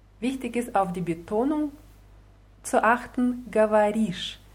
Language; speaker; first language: German; non-native, fluent; Russian